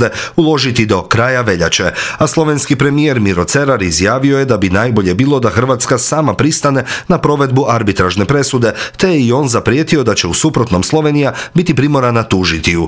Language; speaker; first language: Croatian; native; Croatian